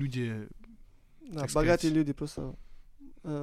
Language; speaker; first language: Russian; non-native, learner; Italian